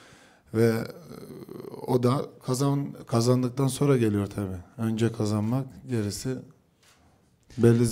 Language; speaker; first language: Turkish; early bilingual, heritage; Turkish